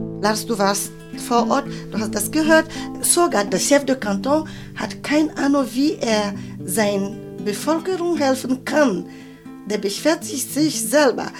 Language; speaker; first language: German; non-native, fluent; French